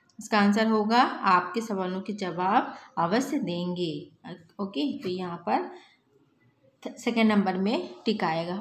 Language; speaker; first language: Hindi; native; Hindi